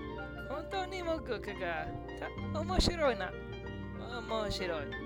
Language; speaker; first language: Japanese; non-native, learner; English